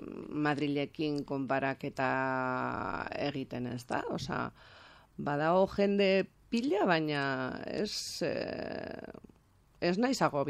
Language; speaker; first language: Basque; non-native, local second language; Spanish